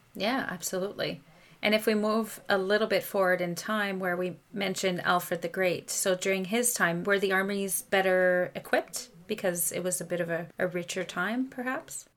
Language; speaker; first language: English; non-native, fluent; French